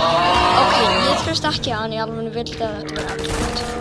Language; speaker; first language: Icelandic; early bilingual, heritage; Icelandic